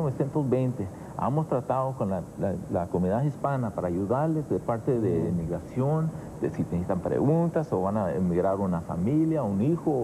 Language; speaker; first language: Spanish; early bilingual, other home language; English